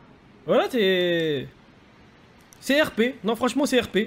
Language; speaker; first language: French; native; French